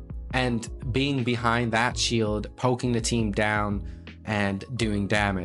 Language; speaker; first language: English; native; English